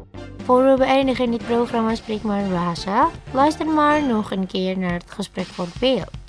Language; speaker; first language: Dutch; non-native, learner; Indonesian